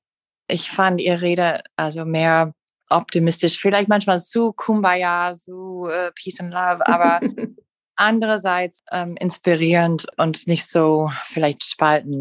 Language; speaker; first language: German; non-native, learner; English